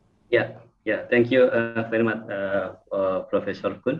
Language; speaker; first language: English; non-native, fluent; Indonesian